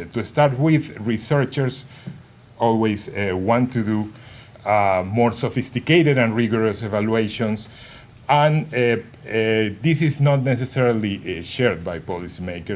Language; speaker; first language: English; non-native, fluent; Spanish